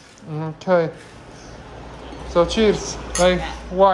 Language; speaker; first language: English; non-native, fluent; Italian